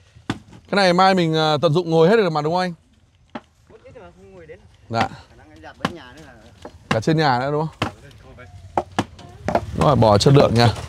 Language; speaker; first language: Vietnamese; native; Vietnamese